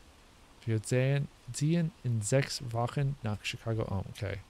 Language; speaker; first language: German; non-native, learner; English